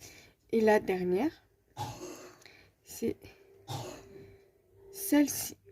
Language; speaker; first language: French; native; French